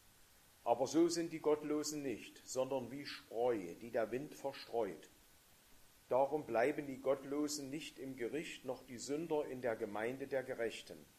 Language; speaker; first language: German; native; German